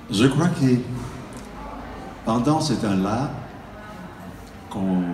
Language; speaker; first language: French; non-native, fluent; Italian